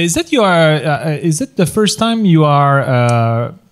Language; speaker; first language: English; non-native, fluent; French